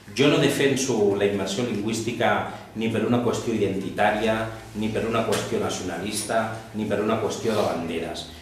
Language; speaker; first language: Catalan; non-native, local second language; Spanish